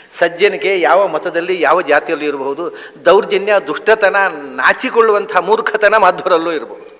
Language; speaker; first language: Kannada; native; Kannada